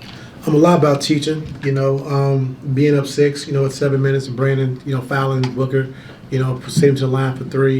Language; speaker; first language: English; native; English